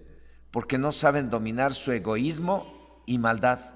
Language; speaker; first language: Spanish; native; Spanish